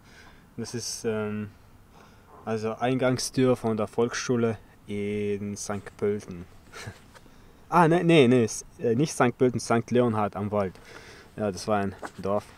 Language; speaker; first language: German; early bilingual, other home language; Chechen